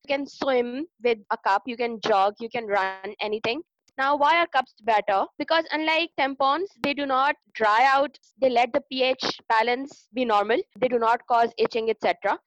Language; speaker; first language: English; non-native, local second language; Urdu